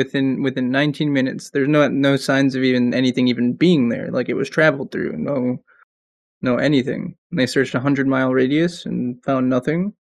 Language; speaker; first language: English; native; English